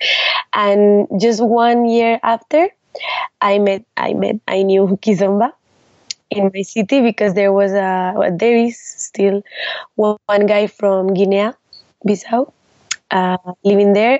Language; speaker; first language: English; non-native, fluent; Spanish